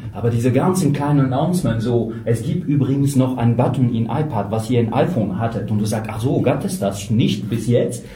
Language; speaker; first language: German; non-native, fluent; French